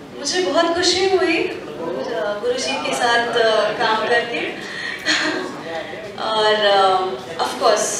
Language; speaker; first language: Hindi; non-native, local second language; Kannada